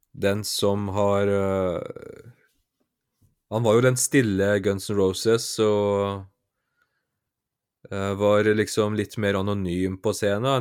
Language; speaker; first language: Norwegian; native; Norwegian